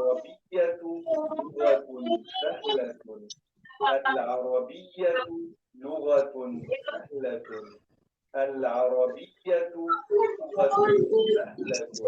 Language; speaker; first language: Arabic; non-native, learner; Urdu